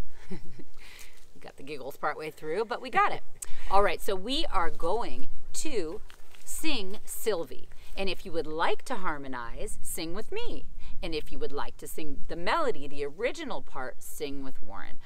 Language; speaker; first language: English; native; English